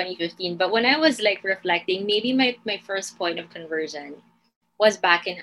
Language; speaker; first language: English; non-native, local second language; Filipino